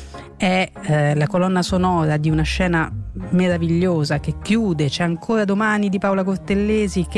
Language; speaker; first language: Italian; native; Italian